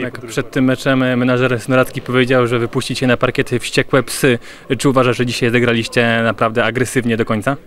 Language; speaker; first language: Polish; native; Polish